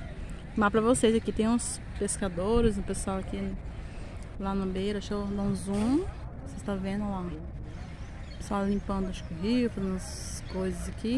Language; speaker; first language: Portuguese; native; Portuguese